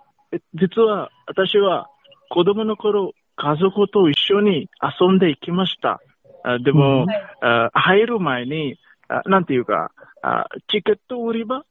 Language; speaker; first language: Japanese; non-native, learner; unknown